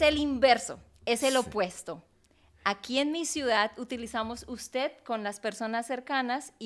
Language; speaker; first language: Spanish; native; Spanish